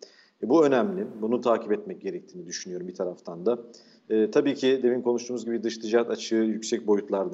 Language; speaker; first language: Turkish; native; Turkish